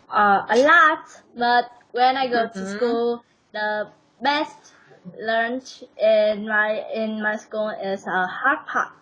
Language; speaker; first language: English; non-native, learner; Vietnamese